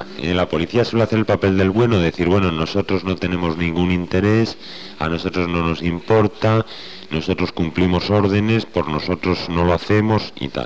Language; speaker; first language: Spanish; native; Spanish